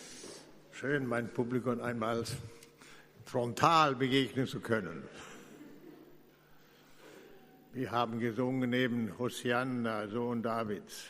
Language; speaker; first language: German; non-native, fluent; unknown